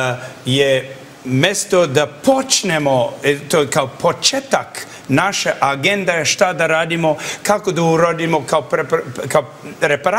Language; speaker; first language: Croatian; early bilingual, heritage; English